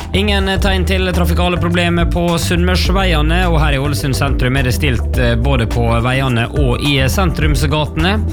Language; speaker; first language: Norwegian; native; Norwegian